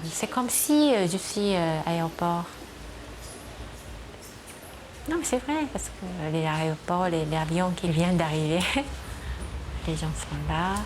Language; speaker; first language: French; non-native, fluent; Japanese